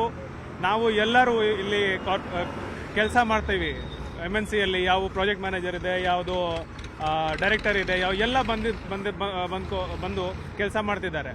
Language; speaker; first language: Kannada; non-native, fluent; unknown